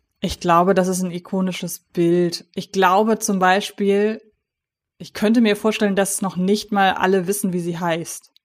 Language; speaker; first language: German; native; German